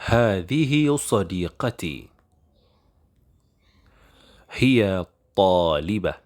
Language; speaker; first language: Arabic; non-native, fluent; Indonesian